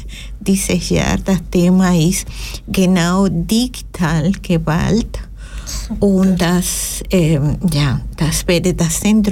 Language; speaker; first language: German; non-native, fluent; Spanish